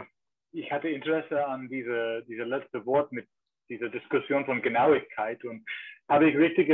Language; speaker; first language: German; non-native, fluent; English